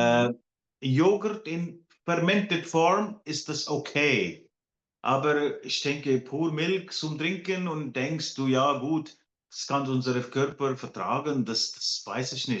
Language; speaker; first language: German; non-native, fluent; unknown